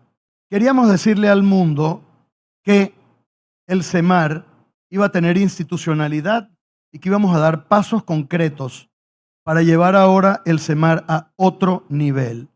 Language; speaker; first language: Spanish; native; Spanish